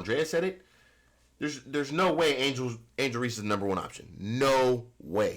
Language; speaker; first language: English; native; English